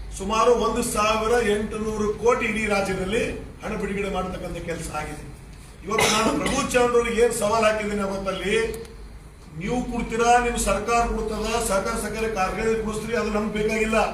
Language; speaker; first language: Kannada; native; Kannada